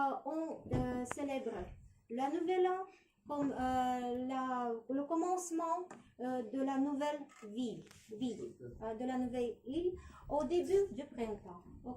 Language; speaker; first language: French; non-native, learner; Russian